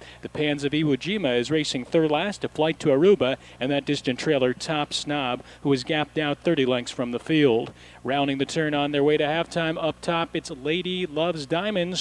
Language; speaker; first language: English; native; English